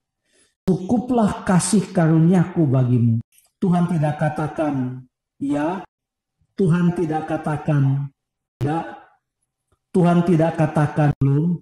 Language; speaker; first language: Indonesian; native; Indonesian